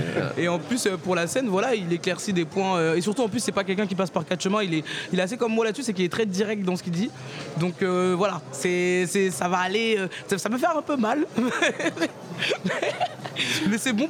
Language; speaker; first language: French; native; French